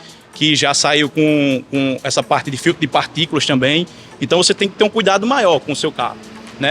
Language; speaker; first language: Portuguese; native; Portuguese